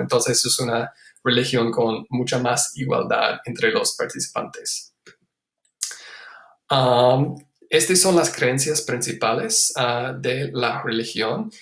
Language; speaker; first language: Spanish; non-native, fluent; English